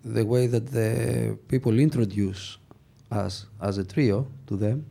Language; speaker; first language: English; non-native, fluent; Greek